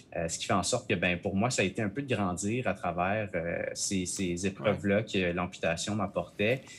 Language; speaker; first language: French; native; French